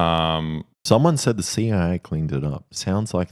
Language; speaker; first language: English; native; English